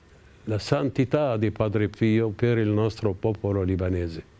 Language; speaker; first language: Italian; non-native, fluent; Arabic